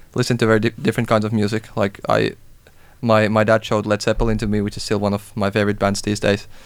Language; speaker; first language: English; non-native, fluent; Finnish